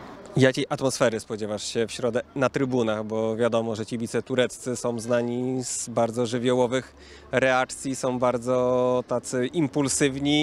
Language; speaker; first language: Polish; native; Polish